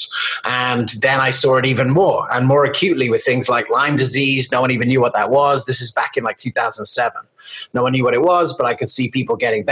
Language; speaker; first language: English; native; English